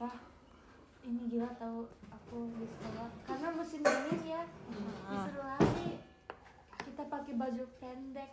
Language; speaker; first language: Indonesian; early bilingual, heritage; Indonesian